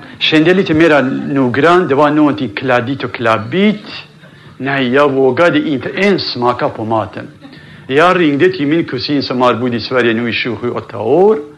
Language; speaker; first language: Swedish; non-native, fluent; Central Kurdish